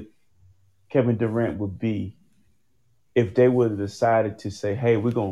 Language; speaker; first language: English; native; English